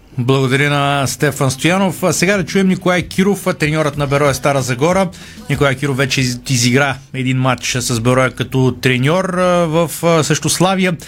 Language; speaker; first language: Bulgarian; native; Bulgarian